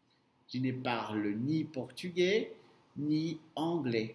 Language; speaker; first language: French; non-native, fluent; Portuguese